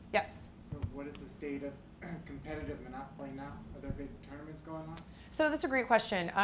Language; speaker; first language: English; native; English